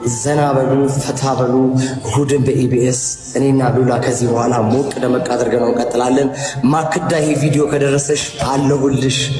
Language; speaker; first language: Amharic; native; Amharic